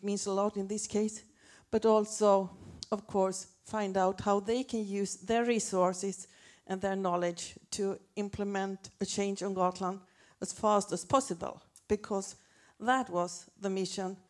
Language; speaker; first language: English; non-native, fluent; Swedish